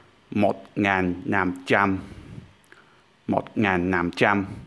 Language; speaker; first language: Vietnamese; non-native, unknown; English